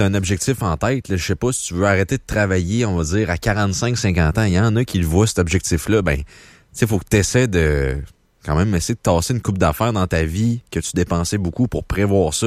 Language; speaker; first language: French; native; French